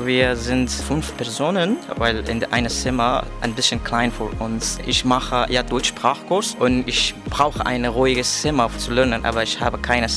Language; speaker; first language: German; non-native, learner; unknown